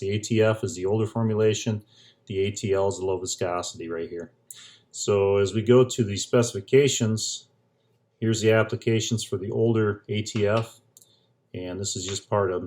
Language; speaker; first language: English; native; English